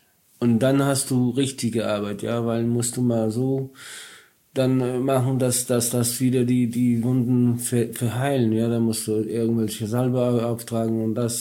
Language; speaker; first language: German; non-native, learner; Polish